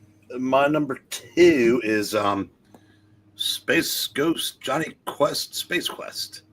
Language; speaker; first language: English; native; English